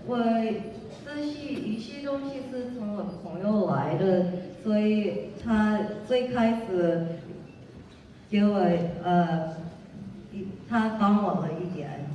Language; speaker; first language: Chinese; early bilingual, heritage; Chinese